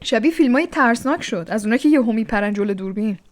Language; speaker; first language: Persian; native; Persian